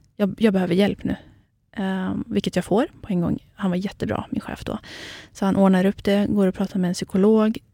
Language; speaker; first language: Swedish; early bilingual, other home language; Kurdish